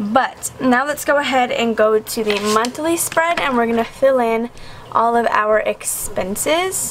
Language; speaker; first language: English; native; English